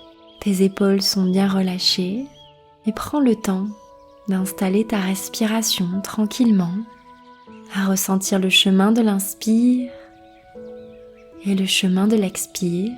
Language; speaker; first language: French; native; French